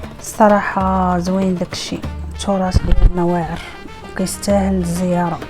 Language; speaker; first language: Arabic; native; Arabic